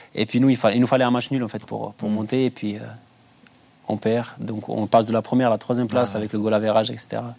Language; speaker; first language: French; early bilingual, other home language; Albanian